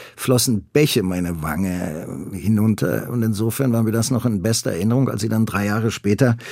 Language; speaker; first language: German; native; German